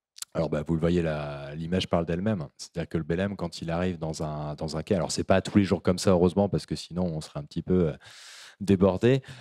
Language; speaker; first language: French; native; French